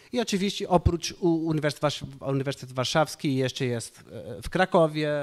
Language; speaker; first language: Polish; non-native, fluent; Portuguese